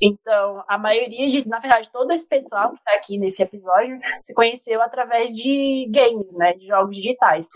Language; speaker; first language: Portuguese; native; Portuguese